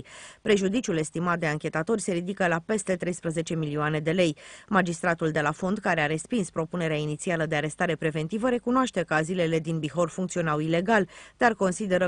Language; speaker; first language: Romanian; native; Romanian